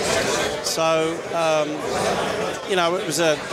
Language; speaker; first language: English; native; English